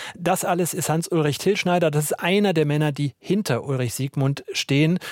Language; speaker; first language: German; native; German